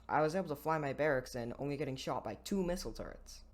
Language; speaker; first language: English; native; English